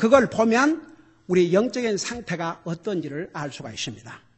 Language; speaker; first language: Korean; native; Korean